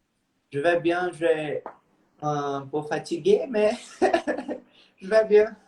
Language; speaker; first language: French; non-native, learner; Portuguese